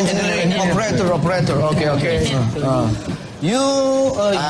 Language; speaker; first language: English; non-native, learner; Indonesian